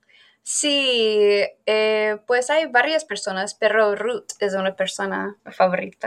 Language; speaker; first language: Spanish; non-native, fluent; English